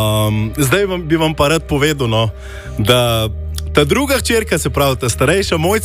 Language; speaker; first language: Slovenian; native; Slovenian